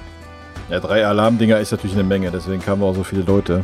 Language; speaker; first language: German; native; German